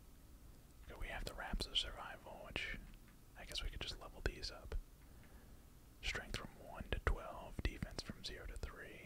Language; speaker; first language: English; native; English